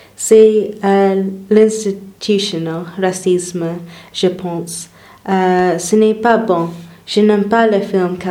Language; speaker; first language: French; non-native, learner; English